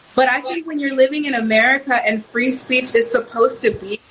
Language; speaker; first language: English; native; English